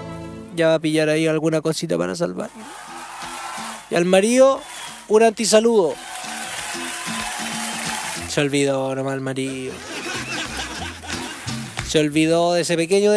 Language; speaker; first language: Spanish; native; Spanish